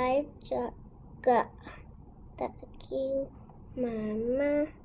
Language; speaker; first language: Chinese; non-native, local second language; Cantonese